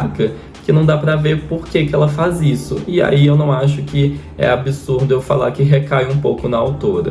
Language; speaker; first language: Portuguese; native; Portuguese